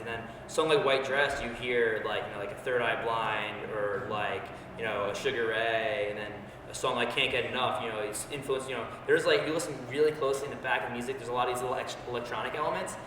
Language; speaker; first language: English; native; English